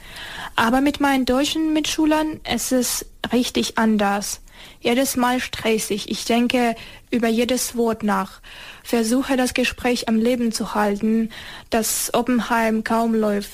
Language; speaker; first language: German; non-native, fluent; Ukrainian